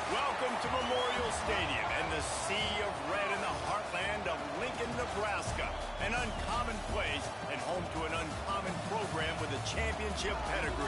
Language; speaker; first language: English; native; English